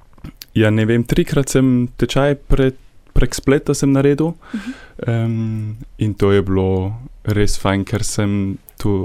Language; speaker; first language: Slovenian; non-native, learner; German